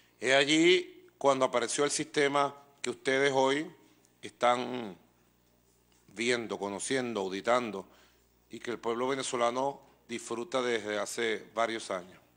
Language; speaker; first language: Spanish; native; Spanish